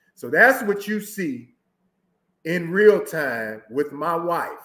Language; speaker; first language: English; native; English